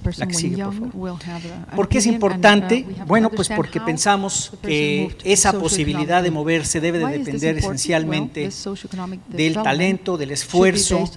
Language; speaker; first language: Spanish; native; Spanish